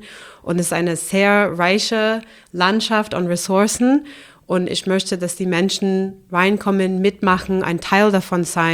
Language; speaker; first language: German; non-native, fluent; English